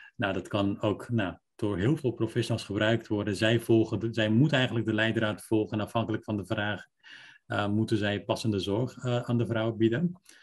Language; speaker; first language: Dutch; early bilingual, other home language; Persian